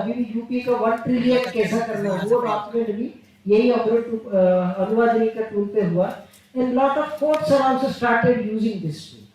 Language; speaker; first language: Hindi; non-native, local second language; Telugu